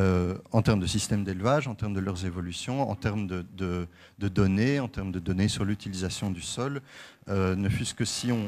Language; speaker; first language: French; native; French